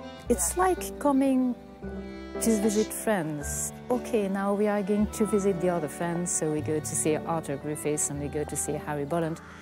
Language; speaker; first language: English; non-native, fluent; French